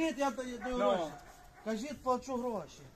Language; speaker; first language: Polish; non-native, learner; Ukrainian